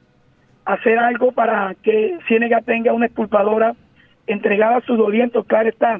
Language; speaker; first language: Spanish; native; Spanish